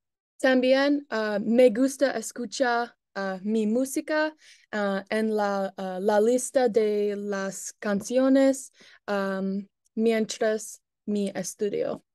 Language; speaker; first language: Spanish; non-native, learner; English